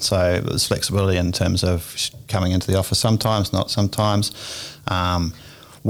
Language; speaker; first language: English; native; English